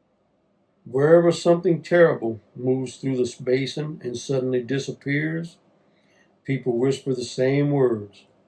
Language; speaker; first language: English; native; English